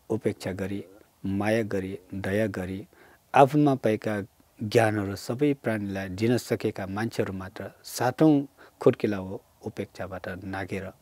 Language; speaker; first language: Nepali; non-native, local second language; Newari